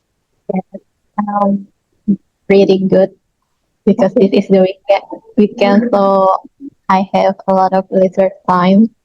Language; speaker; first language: English; non-native, learner; Indonesian